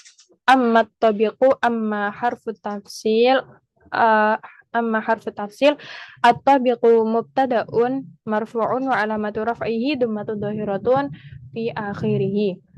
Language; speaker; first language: Arabic; non-native, learner; Indonesian